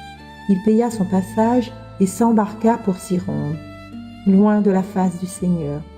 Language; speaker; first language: French; native; French